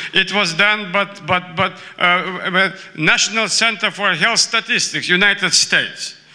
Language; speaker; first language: English; non-native, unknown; Lithuanian